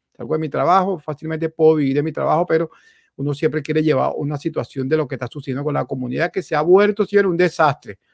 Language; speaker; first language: Spanish; native; Spanish